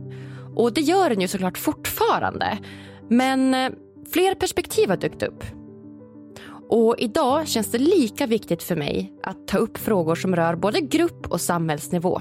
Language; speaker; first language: Swedish; native; Swedish